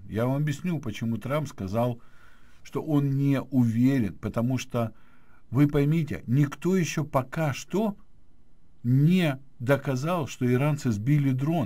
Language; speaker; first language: Russian; native; Russian